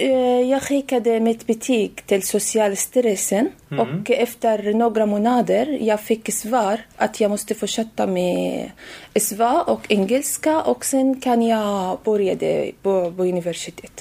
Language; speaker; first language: Swedish; non-native, learner; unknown